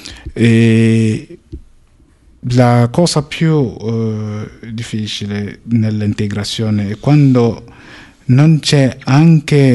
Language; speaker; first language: Italian; non-native, fluent; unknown